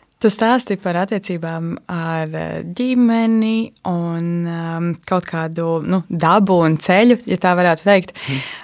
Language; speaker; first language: Latvian; native; Latvian